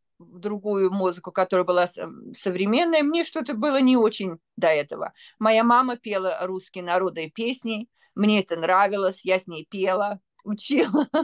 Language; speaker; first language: Russian; native; Russian